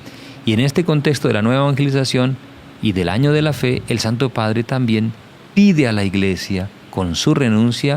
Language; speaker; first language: Spanish; native; Spanish